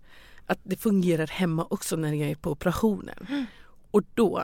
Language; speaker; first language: Swedish; non-native, fluent; Persian